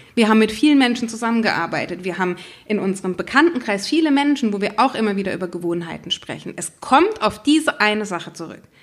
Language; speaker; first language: German; native; German